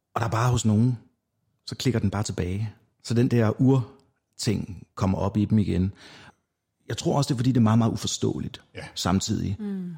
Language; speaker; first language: Danish; native; Danish